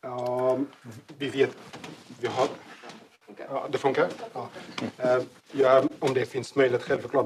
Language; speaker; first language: Swedish; non-native, learner; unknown